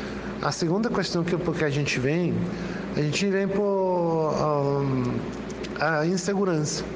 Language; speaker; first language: Portuguese; non-native, fluent; Spanish